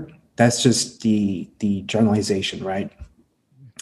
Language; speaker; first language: English; early bilingual, other home language; Hmong